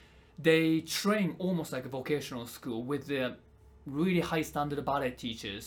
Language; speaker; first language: English; non-native, fluent; Japanese